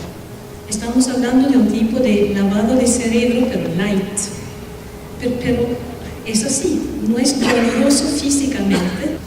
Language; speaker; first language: Spanish; non-native, fluent; Swedish